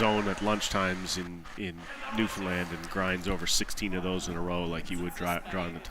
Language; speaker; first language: English; native; English